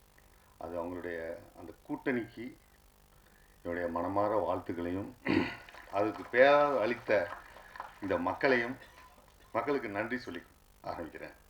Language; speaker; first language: Tamil; native; Tamil